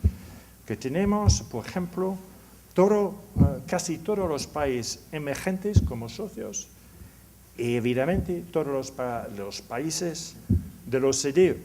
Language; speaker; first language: Spanish; non-native, learner; English